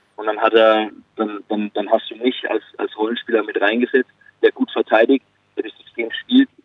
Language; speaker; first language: German; native; German